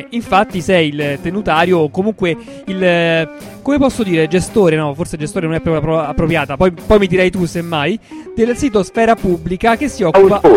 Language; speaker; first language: Italian; native; Italian